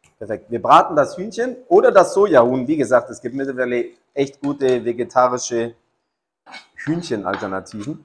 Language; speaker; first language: German; native; German